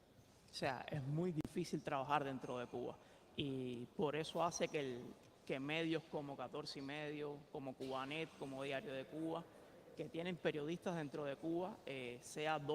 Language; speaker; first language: Spanish; native; Spanish